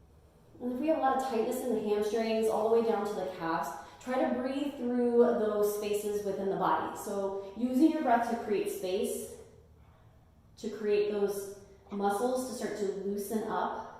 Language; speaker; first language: English; native; English